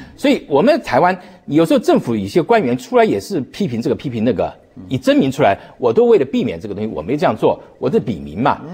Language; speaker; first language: Chinese; native; Chinese